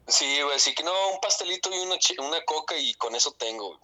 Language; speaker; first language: Spanish; native; Spanish